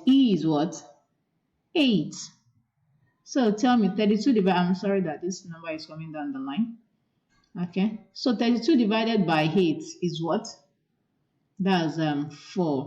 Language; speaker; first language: English; non-native, local second language; Yoruba